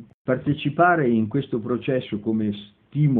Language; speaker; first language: Italian; native; Italian